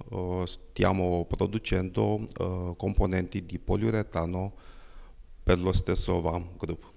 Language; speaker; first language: Italian; non-native, learner; Romanian